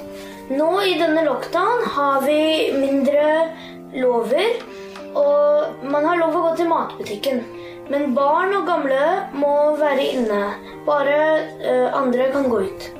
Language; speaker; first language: Norwegian; early bilingual, heritage; Norwegian